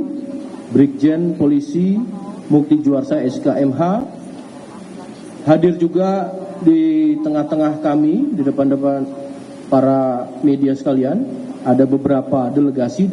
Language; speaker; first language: Indonesian; native; Indonesian